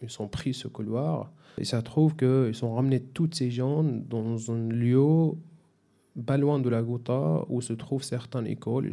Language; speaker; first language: French; non-native, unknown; Arabic